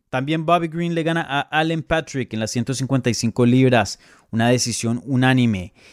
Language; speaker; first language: Spanish; native; Spanish